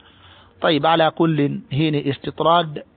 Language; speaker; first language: Arabic; non-native, fluent; Swahili